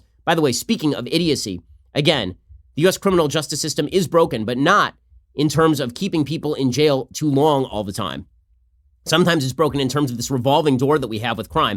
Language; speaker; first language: English; native; English